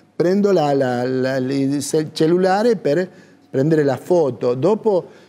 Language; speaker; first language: Italian; non-native, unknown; Spanish